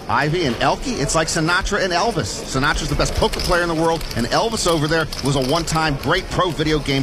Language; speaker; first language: English; native; English